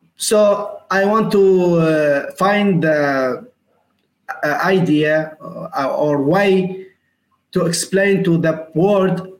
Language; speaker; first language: English; non-native, learner; Arabic